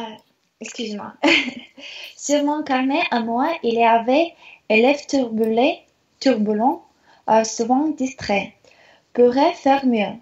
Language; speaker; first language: French; non-native, learner; Russian